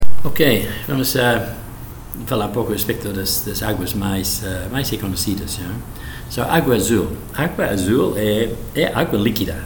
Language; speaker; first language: Portuguese; non-native, fluent; English